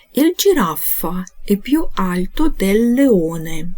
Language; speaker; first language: Italian; non-native, fluent; Ukrainian